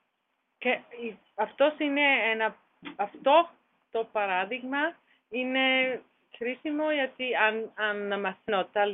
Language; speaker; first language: Greek; non-native, learner; German